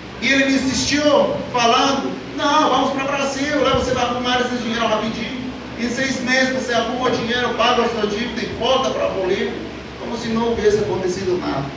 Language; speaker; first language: Portuguese; non-native, fluent; Spanish